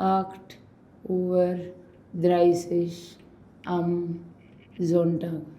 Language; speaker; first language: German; non-native, learner; Hindi